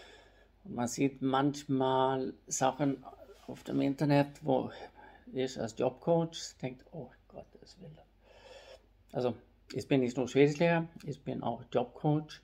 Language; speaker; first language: German; non-native, fluent; Swedish